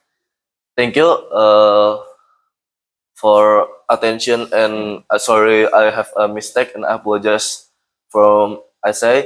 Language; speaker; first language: English; non-native, learner; Indonesian